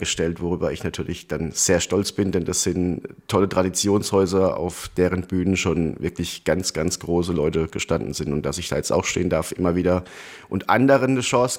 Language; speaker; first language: German; native; German